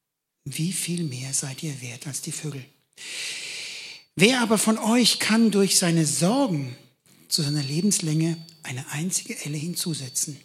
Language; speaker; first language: German; native; German